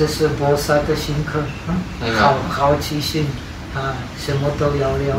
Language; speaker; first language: Chinese; non-native, fluent; Czech